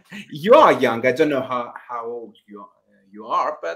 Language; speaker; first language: English; non-native, fluent; Greek